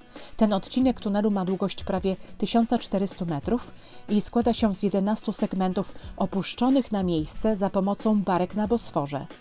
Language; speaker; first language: Polish; native; Polish